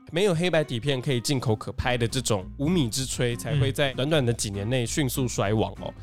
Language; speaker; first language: Chinese; non-native, local second language; Min Nan Chinese